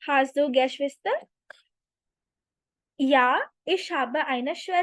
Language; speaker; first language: German; non-native, fluent; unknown